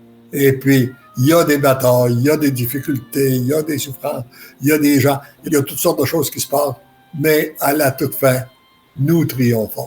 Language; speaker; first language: French; native; French